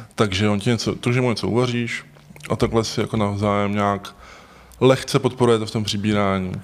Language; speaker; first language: Czech; native; Czech